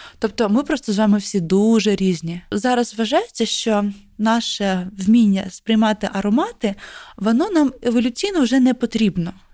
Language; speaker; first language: Ukrainian; native; Ukrainian